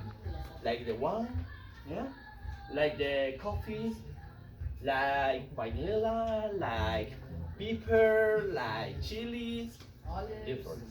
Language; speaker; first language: English; non-native, learner; Spanish